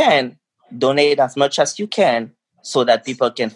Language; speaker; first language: English; non-native, local second language; French